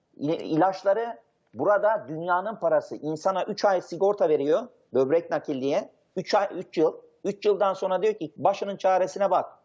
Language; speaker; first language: Turkish; native; Turkish